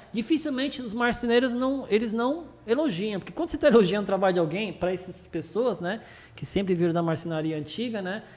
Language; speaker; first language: Portuguese; early bilingual, other home language; Japanese